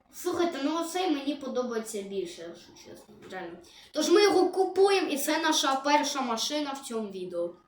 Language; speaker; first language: Ukrainian; non-native, local second language; Russian